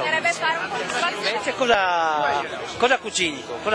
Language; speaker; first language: Italian; native; Italian